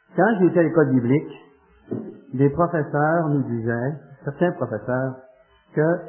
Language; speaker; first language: French; native; French